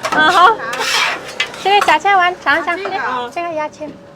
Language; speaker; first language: Chinese; non-native, fluent; Indonesian